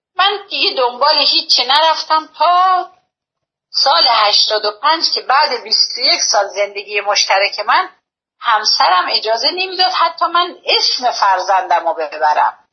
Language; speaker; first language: Persian; native; Persian